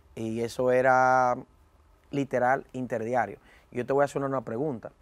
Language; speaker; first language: Spanish; native; Spanish